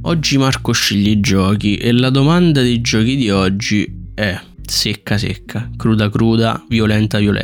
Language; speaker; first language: Italian; native; Italian